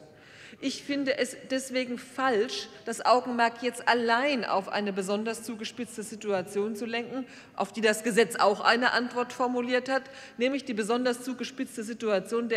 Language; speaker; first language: German; native; German